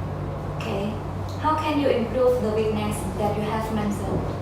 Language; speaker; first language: English; non-native, learner; Khmer